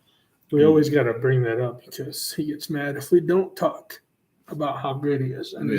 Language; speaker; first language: English; native; English